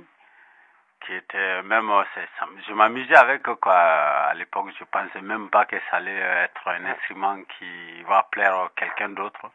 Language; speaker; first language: French; non-native, local second language; Bambara